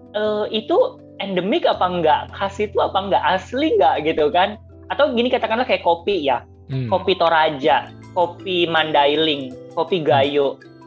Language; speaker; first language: Indonesian; native; Indonesian